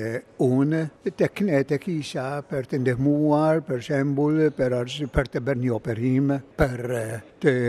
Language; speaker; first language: Albanian; non-native, fluent; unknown